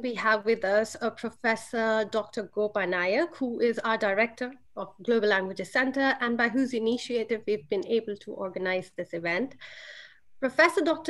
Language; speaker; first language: English; non-native, local second language; Hindi